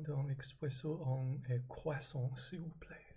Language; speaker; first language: French; non-native, learner; English